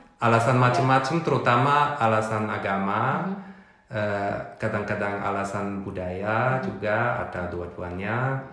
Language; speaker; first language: Indonesian; non-native, fluent; German